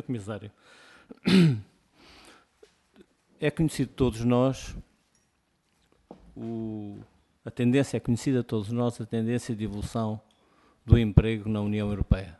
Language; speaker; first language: Portuguese; native; Portuguese